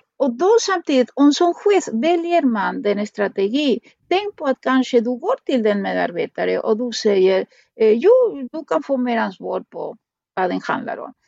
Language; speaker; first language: Swedish; non-native, fluent; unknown